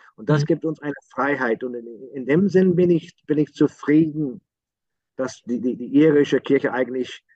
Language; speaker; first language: German; non-native, fluent; English